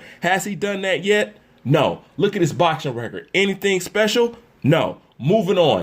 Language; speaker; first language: English; native; English